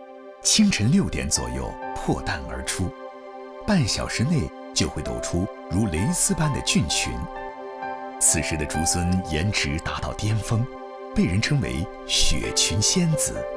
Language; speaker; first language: Chinese; native; Chinese